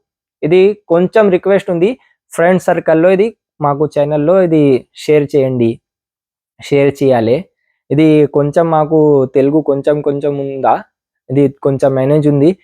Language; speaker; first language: Telugu; non-native, local second language; Urdu